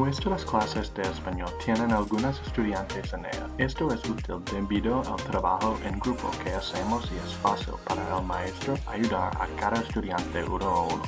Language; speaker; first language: Spanish; non-native, learner; English